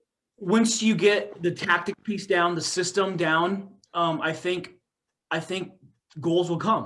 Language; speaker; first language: English; native; English